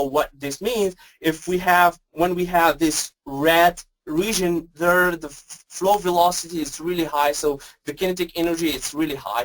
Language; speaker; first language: English; non-native, fluent; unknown